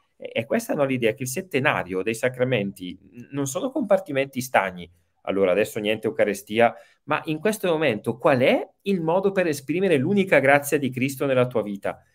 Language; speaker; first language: Italian; native; Italian